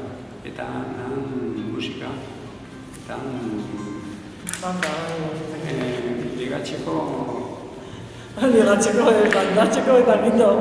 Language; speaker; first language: Basque; non-native, local second language; Spanish